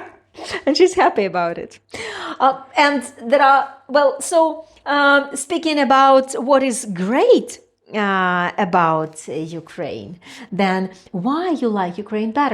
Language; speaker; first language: English; non-native, fluent; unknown